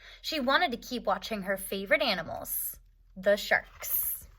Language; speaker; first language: English; native; English